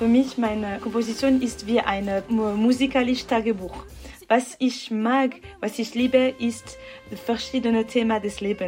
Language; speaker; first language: German; non-native, local second language; French